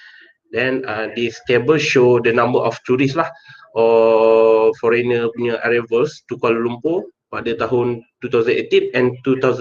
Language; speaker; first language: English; non-native, local second language; Malay